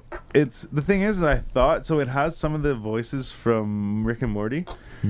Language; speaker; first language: English; native; English